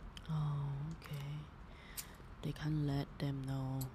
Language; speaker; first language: English; non-native, local second language; Chinese